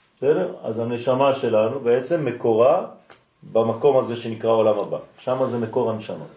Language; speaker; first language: Hebrew; non-native, fluent; French